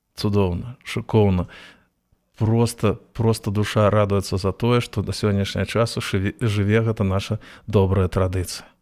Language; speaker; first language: Belarusian; native; Belarusian